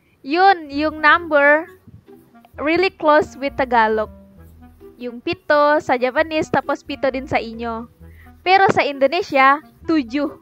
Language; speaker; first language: Filipino; non-native, fluent; Indonesian